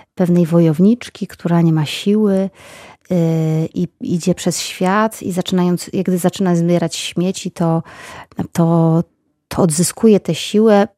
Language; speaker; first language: Polish; native; Polish